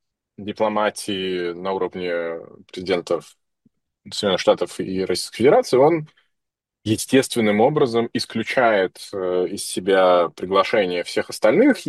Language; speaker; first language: Russian; native; Russian